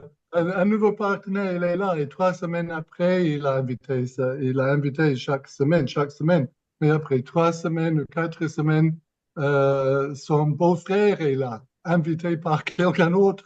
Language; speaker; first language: French; non-native, fluent; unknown